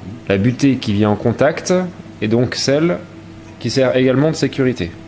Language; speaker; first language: French; native; French